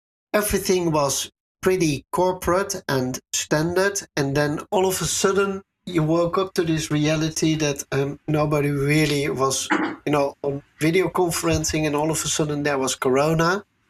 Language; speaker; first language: English; non-native, fluent; Dutch